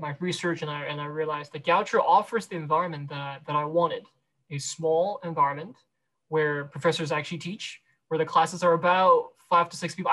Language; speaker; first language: English; non-native, local second language; Cantonese